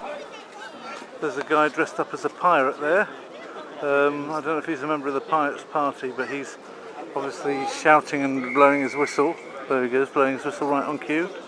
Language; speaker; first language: English; native; English